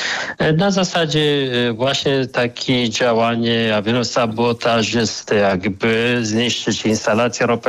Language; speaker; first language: Polish; non-native, fluent; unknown